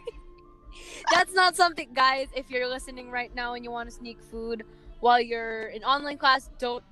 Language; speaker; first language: English; non-native, local second language; Filipino